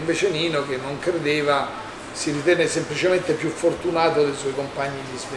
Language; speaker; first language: Italian; native; Italian